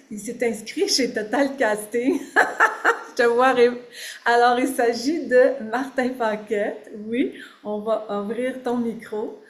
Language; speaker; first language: French; native; French